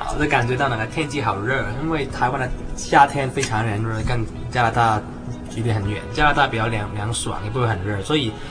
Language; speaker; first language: Chinese; non-native, local second language; Cantonese